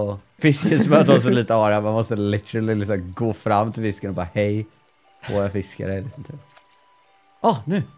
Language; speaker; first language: Swedish; native; Swedish